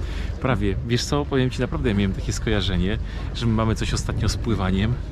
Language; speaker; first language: Polish; native; Polish